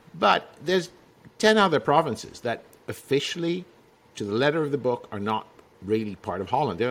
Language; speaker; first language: English; non-native, fluent; Dutch